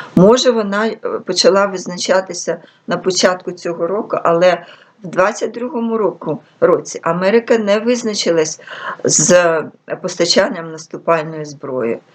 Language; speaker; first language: Ukrainian; non-native, local second language; Russian